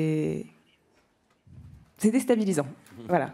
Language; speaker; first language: French; native; French